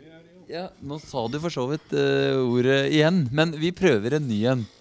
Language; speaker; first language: Norwegian; native; Norwegian